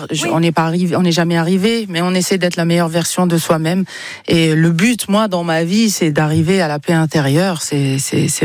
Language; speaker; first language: French; non-native, local second language; Arabic